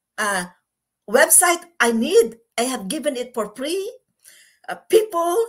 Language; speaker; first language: English; non-native, local second language; Filipino